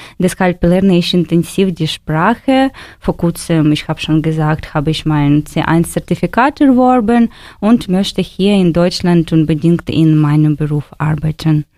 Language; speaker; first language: German; non-native, learner; Ukrainian